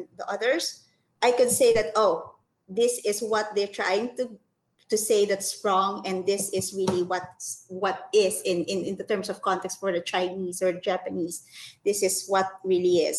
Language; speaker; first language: English; non-native, local second language; Filipino